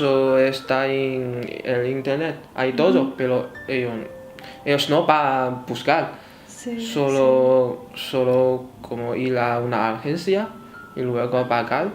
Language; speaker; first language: Spanish; non-native, fluent; Chinese